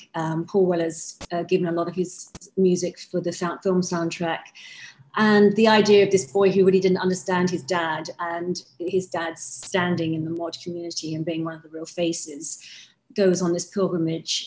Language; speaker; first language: English; native; English